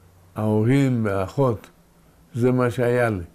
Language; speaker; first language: Hebrew; early bilingual, other home language; Yiddish